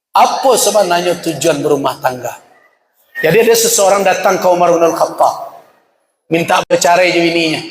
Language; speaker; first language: Malay; non-native, local second language; Minangkabau